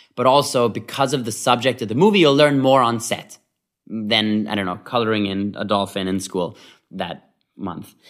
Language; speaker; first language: English; early bilingual, other home language; Hebrew